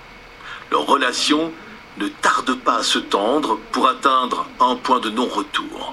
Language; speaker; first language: French; native; French